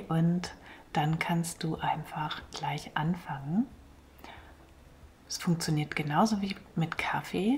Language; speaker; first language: German; native; German